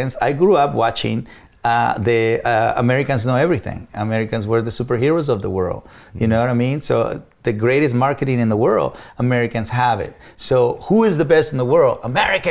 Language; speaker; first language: English; non-native, fluent; Spanish